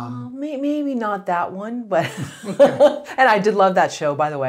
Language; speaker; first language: English; native; English